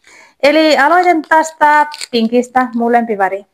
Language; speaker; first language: Finnish; non-native, learner; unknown